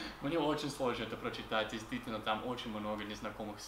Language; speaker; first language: Russian; non-native, learner; English